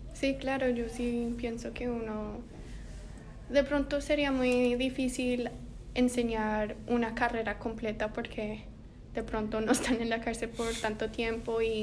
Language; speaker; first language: Spanish; early bilingual, heritage; Spanish